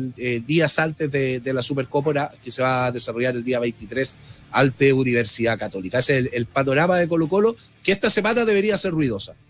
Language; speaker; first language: Spanish; native; Spanish